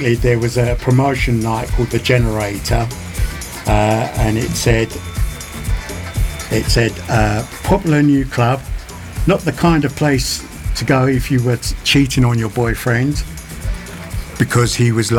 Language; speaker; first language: English; native; English